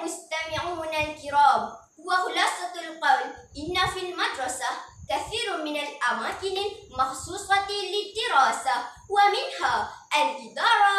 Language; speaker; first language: Arabic; non-native, learner; Malay